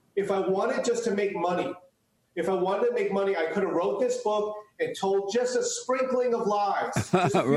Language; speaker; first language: English; early bilingual, other home language; Chinese